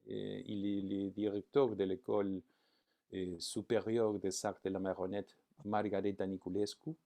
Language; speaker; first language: French; non-native, fluent; Spanish